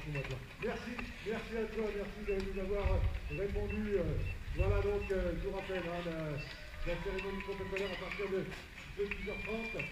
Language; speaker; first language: French; native; French